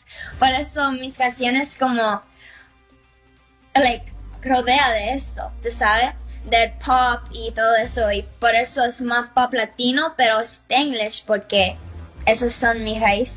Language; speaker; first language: Spanish; early bilingual, heritage; English